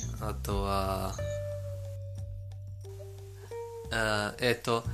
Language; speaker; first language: Japanese; non-native, fluent; Persian